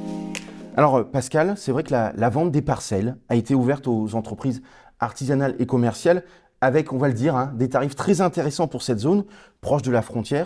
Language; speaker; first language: French; native; French